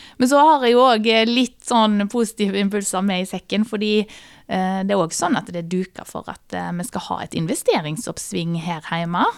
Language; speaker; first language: Norwegian; native; Norwegian